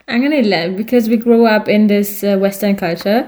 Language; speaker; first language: Malayalam; early bilingual, heritage; Malayalam